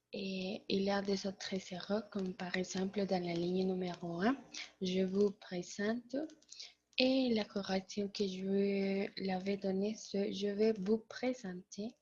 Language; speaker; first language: French; non-native, learner; Spanish